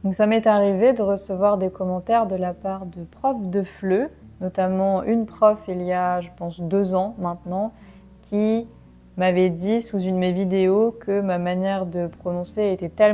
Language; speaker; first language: French; native; French